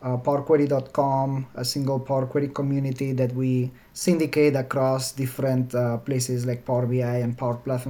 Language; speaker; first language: English; non-native, fluent; Spanish